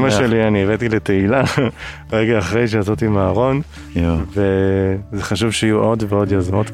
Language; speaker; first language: Hebrew; native; Hebrew